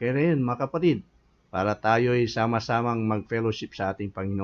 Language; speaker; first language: Filipino; native; Filipino